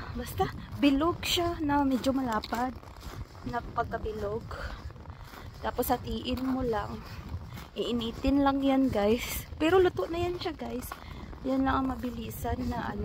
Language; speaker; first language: Filipino; native; Filipino